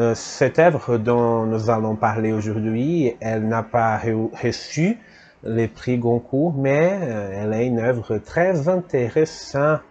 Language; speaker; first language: French; non-native, fluent; Portuguese